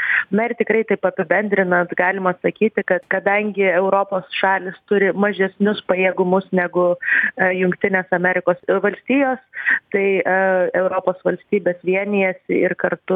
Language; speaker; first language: Lithuanian; native; Lithuanian